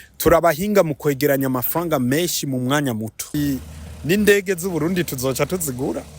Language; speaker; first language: Rundi; early bilingual, heritage; Rundi